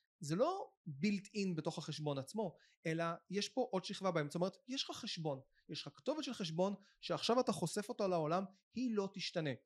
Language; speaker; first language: Hebrew; native; Hebrew